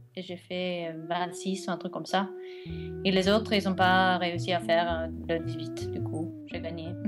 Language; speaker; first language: French; non-native, learner; Norwegian